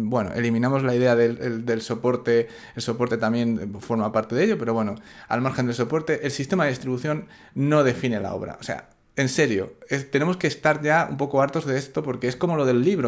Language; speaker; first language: Spanish; native; Spanish